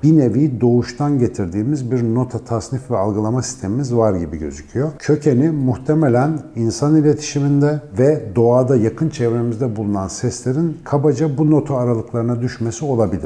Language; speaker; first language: Turkish; native; Turkish